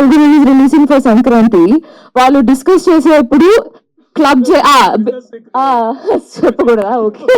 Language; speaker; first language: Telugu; non-native, local second language; Malayalam